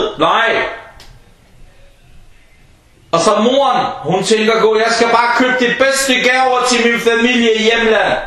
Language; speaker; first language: Danish; early bilingual, other home language; Arabic